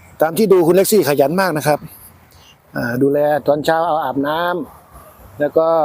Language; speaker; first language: Thai; native; Thai